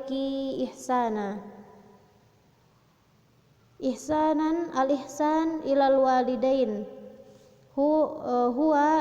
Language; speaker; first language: Arabic; non-native, fluent; Indonesian